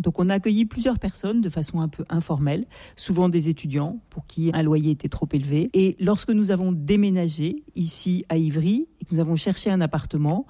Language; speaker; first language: French; native; French